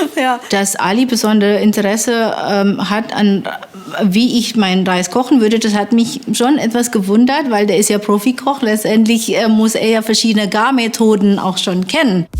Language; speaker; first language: German; non-native, fluent; Indonesian